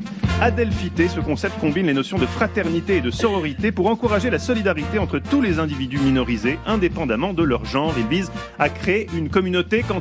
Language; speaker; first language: French; native; French